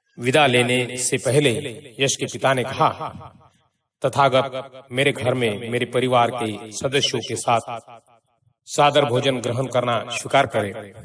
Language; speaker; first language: Hindi; non-native, local second language; Marathi